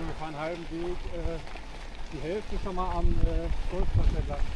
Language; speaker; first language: German; non-native, learner; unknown